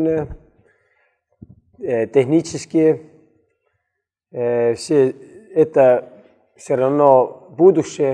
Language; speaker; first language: Russian; non-native, learner; Estonian